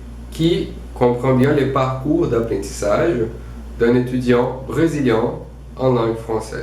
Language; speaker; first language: French; non-native, fluent; Portuguese